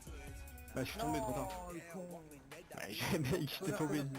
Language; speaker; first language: French; native; French